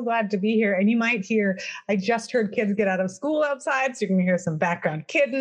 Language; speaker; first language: English; native; English